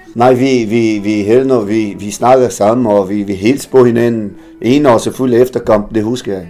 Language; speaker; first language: Danish; non-native, fluent; Portuguese